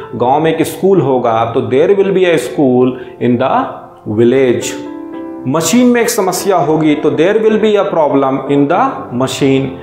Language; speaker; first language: Hindi; native; Hindi